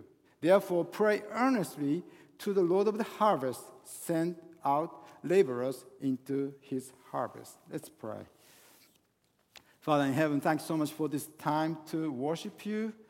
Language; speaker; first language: English; non-native, fluent; Japanese